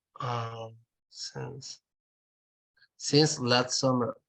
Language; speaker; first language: English; non-native, learner; Spanish